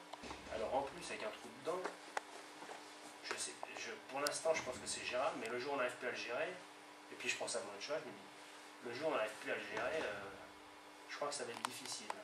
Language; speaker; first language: French; native; French